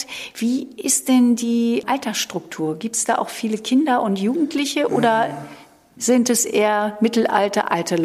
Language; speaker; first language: German; native; German